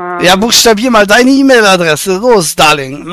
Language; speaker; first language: German; native; German